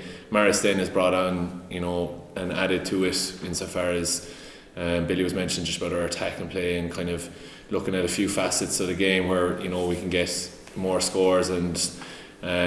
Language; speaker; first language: English; native; English